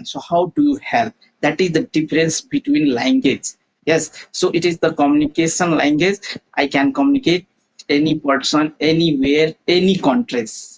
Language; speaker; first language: English; non-native, learner; Maithili